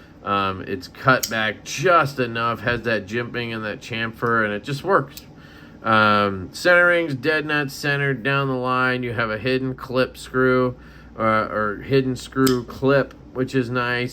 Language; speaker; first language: English; native; English